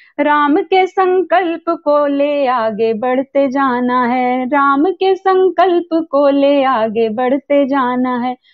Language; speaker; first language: Hindi; native; Hindi